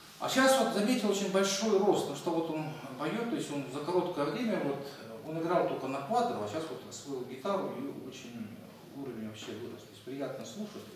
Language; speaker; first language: Russian; native; Russian